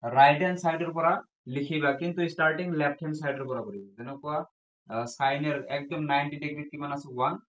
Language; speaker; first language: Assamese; non-native, local second language; Bangla